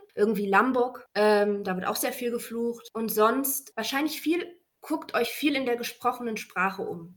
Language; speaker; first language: German; native; German